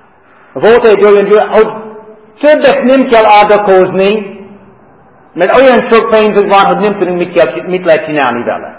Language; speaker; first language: Hungarian; non-native, fluent; English